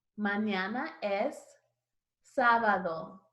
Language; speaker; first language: Spanish; non-native, learner; English